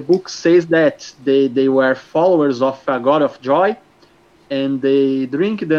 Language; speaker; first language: English; non-native, fluent; Portuguese